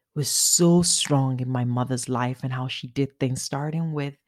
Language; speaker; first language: English; non-native, local second language; Igbo